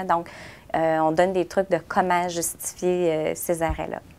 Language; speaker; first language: French; native; French